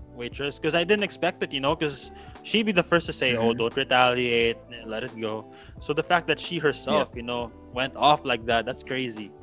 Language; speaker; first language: English; non-native, local second language; Filipino